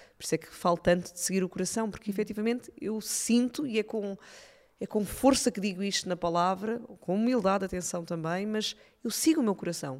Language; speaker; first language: Portuguese; native; Portuguese